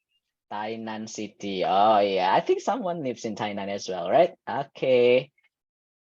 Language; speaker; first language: English; non-native, fluent; Indonesian